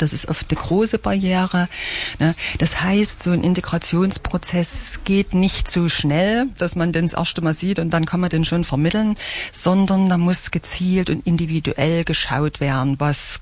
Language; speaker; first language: German; native; German